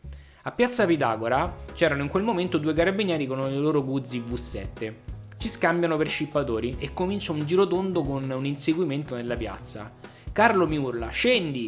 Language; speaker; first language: Italian; native; Italian